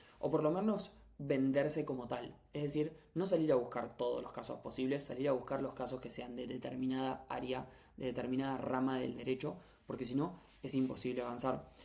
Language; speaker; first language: Spanish; native; Spanish